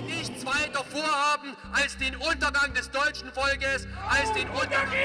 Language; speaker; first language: German; native; German